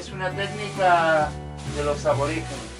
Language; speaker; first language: Spanish; native; Spanish